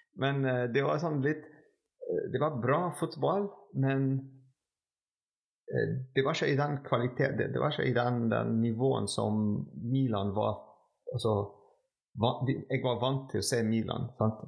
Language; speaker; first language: Norwegian; non-native, fluent; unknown